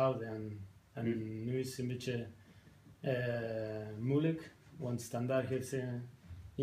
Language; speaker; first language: Dutch; non-native, fluent; Spanish